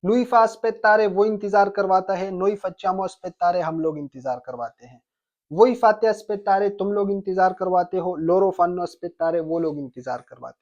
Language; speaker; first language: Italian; non-native, fluent; Urdu